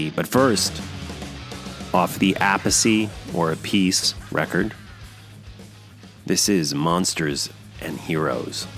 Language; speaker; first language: English; native; English